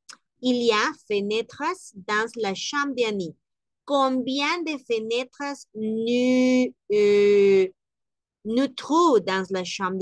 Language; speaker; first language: French; non-native, learner; Spanish